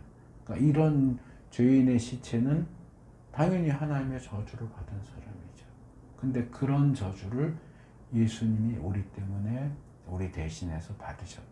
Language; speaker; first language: Korean; native; Korean